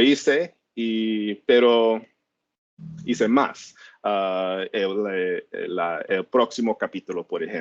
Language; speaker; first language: Spanish; non-native, learner; English